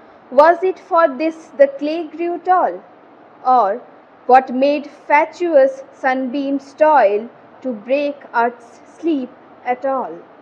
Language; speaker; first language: English; non-native, local second language; Bangla